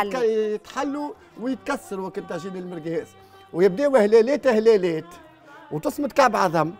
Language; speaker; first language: Arabic; native; Arabic